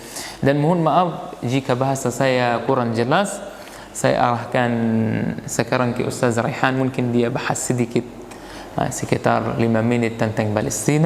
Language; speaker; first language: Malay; non-native, fluent; Arabic